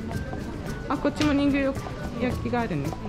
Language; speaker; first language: Japanese; non-native, fluent; Portuguese